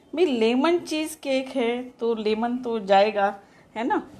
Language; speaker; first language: Hindi; non-native, local second language; Marathi